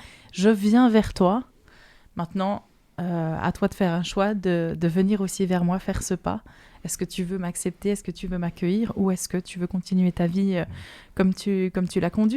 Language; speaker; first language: French; native; French